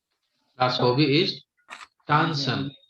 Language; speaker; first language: German; non-native, fluent; Hindi